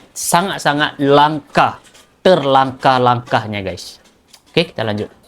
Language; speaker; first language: Malay; native; Malay